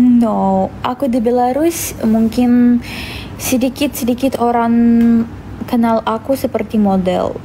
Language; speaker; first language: Indonesian; non-native, fluent; Russian